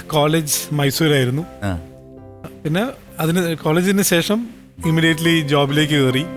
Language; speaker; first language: Malayalam; native; Malayalam